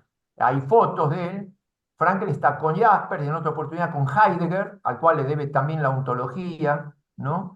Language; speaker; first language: Spanish; native; Spanish